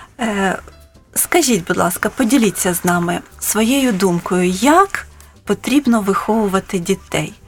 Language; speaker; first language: Ukrainian; native; Ukrainian